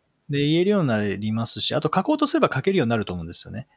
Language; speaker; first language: Japanese; native; Japanese